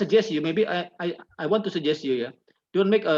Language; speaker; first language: English; non-native, learner; Indonesian